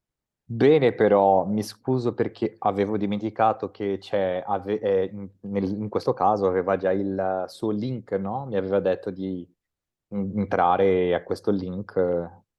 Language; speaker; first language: Italian; non-native, fluent; Portuguese